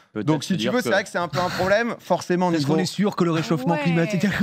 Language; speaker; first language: French; native; French